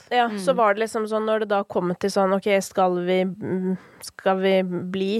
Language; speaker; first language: Norwegian; native; Norwegian